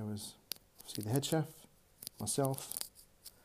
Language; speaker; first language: English; native; English